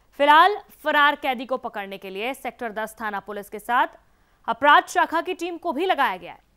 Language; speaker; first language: Hindi; native; Hindi